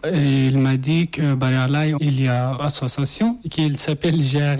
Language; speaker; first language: French; non-native, learner; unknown